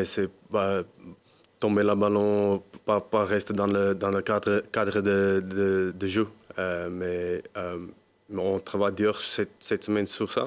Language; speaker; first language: French; non-native, learner; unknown